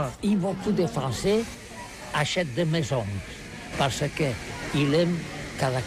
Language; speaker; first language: French; non-native, learner; Catalan